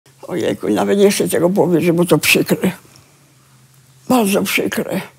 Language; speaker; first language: Polish; early bilingual, heritage; Polish